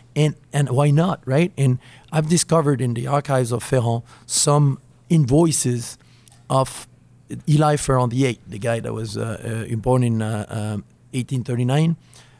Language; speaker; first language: English; non-native, fluent; French